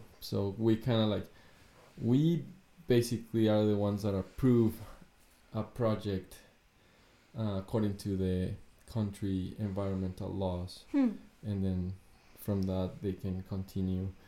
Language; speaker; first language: English; non-native, fluent; Spanish